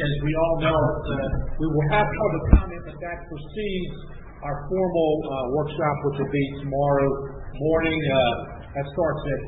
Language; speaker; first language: English; native; English